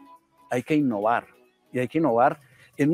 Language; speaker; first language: Spanish; native; Spanish